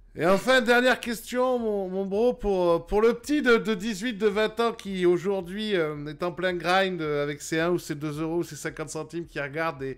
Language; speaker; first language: French; native; French